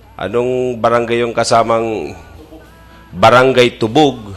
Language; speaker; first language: Filipino; non-native, local second language; Masbatenyo